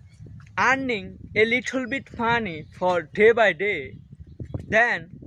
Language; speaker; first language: English; non-native, learner; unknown